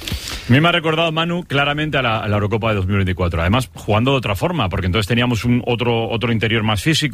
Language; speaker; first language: Spanish; native; Spanish